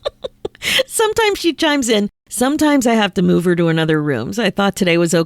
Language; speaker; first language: English; native; English